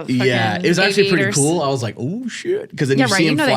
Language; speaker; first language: English; native; English